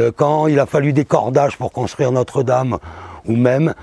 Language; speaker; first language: French; native; French